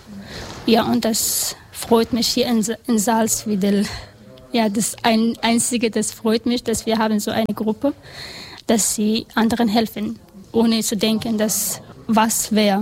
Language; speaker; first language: German; non-native, learner; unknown